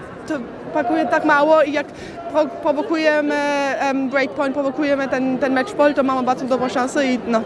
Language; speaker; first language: Polish; early bilingual, heritage; Polish